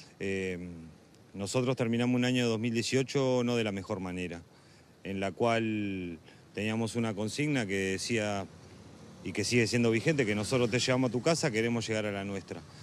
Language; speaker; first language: Spanish; native; Spanish